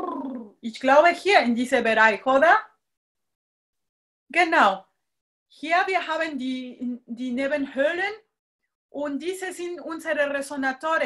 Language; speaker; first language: German; non-native, fluent; Spanish